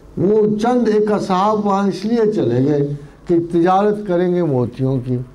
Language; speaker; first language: Urdu; non-native, local second language; Punjabi